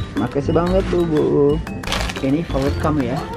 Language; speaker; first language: Indonesian; non-native, learner; Turkish